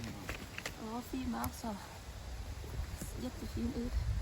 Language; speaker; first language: Swedish; non-native, learner; Thai